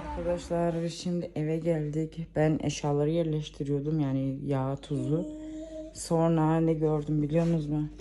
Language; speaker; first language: Turkish; early bilingual, heritage; Turkish